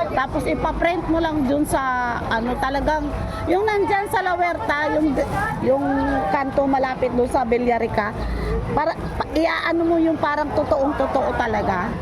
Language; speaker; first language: Filipino; non-native, local second language; Cebuano